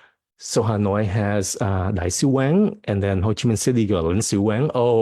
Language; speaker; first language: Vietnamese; early bilingual, heritage; Vietnamese